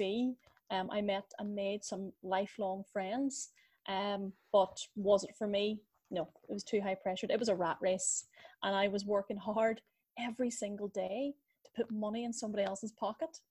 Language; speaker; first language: English; native; English